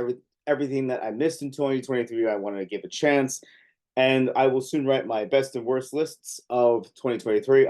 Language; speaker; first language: English; native; English